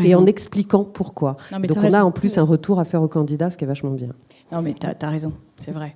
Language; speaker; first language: French; native; French